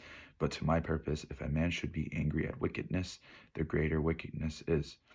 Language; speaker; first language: English; native; English